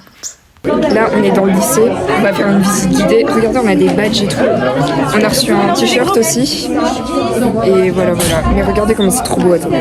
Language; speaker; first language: French; native; French